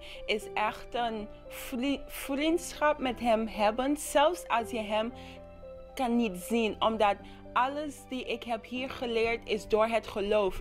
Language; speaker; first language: Dutch; non-native, local second language; English